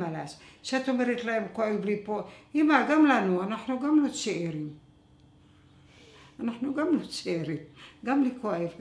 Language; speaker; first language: Hebrew; non-native, fluent; Arabic